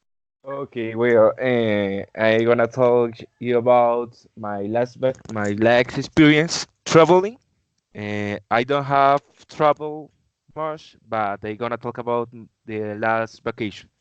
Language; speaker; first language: English; non-native, learner; Spanish